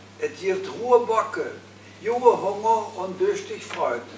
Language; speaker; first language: German; native; German